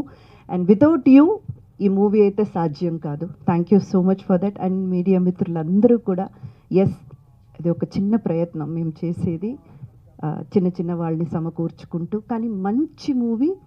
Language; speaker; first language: Telugu; native; Telugu